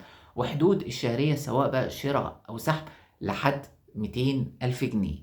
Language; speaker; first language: Arabic; native; Arabic